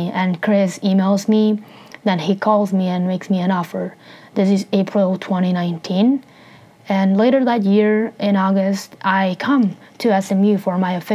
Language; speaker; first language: English; non-native, fluent; Spanish